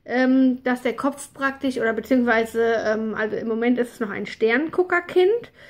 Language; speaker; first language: German; native; German